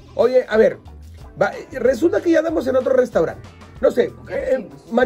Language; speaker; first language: Spanish; native; Spanish